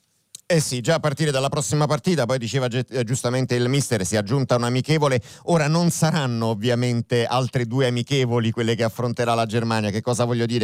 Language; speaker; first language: Italian; native; Italian